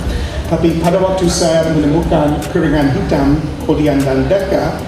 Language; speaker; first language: Indonesian; non-native, fluent; English